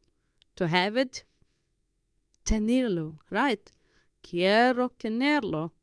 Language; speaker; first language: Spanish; non-native, fluent; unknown